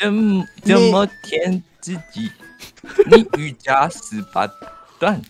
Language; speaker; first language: Chinese; non-native, learner; Japanese